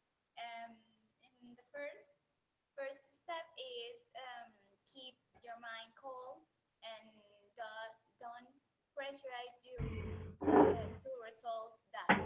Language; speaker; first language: English; non-native, learner; Spanish